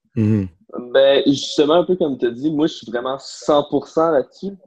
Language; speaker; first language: French; native; French